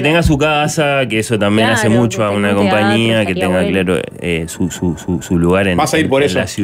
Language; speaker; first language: Spanish; native; Spanish